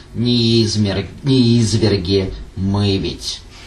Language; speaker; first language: Russian; native; Russian